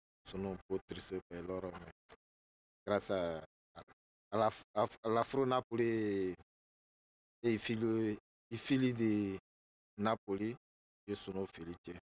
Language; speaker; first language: Italian; non-native, learner; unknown